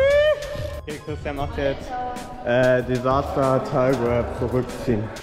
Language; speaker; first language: German; native; German